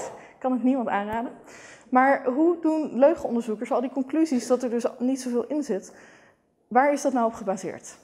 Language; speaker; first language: Dutch; native; Dutch